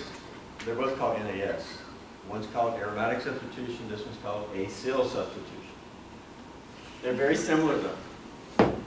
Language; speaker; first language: English; native; English